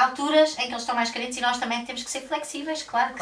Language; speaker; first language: Portuguese; native; Portuguese